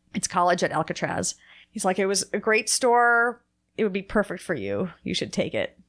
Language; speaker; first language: English; native; English